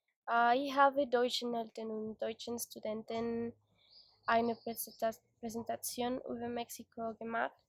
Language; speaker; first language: German; non-native, learner; Spanish